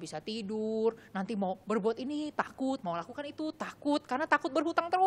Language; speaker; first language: Indonesian; native; Indonesian